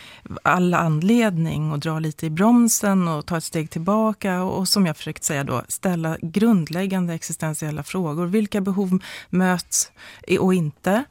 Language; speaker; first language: Swedish; native; Swedish